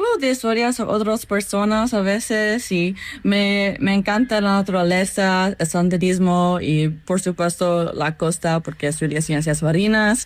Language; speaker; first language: Spanish; non-native, fluent; English